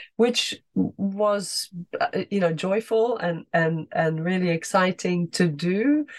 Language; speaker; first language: English; non-native, fluent; Dutch